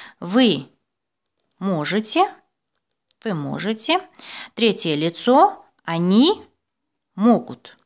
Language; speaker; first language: Russian; non-native, local second language; Azerbaijani